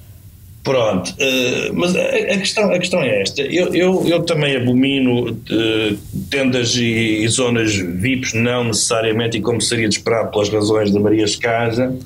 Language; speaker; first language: Portuguese; native; Portuguese